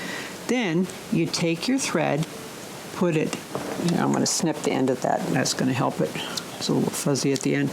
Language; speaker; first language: English; native; English